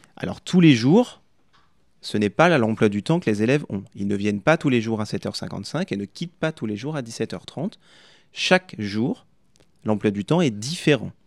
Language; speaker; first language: French; native; French